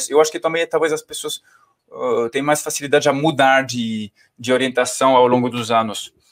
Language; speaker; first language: Portuguese; non-native, fluent; French